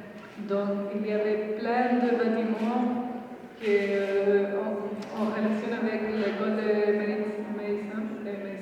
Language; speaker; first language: French; non-native, fluent; Spanish